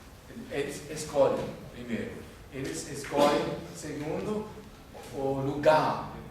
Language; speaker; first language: Portuguese; non-native, fluent; German